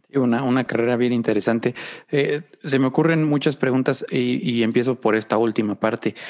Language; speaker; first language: Spanish; native; Spanish